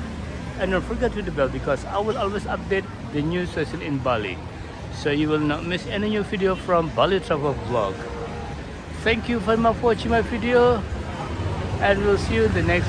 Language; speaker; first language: English; non-native, local second language; Indonesian